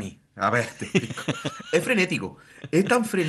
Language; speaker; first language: Spanish; native; Spanish